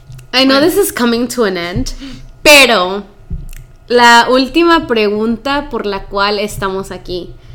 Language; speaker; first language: Spanish; early bilingual, heritage; Spanish